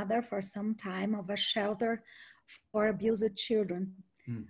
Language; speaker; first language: English; non-native, fluent; Portuguese